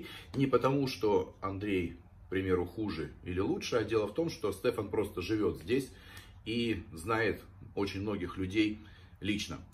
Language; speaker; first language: Russian; native; Russian